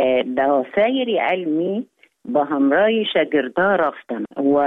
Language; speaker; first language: Persian; non-native, fluent; Arabic